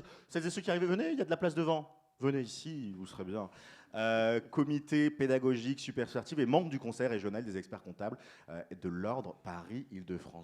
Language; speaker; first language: French; native; French